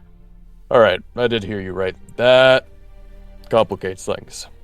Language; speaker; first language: English; native; English